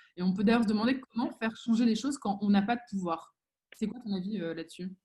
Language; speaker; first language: French; native; French